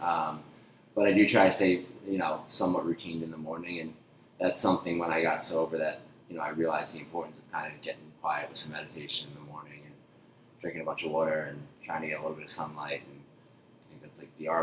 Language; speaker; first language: English; native; English